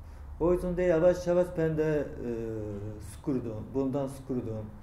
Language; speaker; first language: Turkish; non-native, learner; Japanese